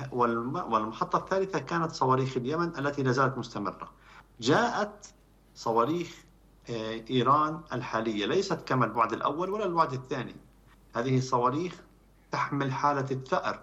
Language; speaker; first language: Arabic; native; Arabic